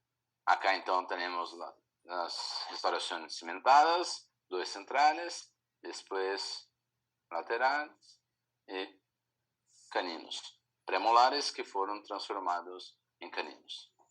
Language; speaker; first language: Spanish; non-native, fluent; Portuguese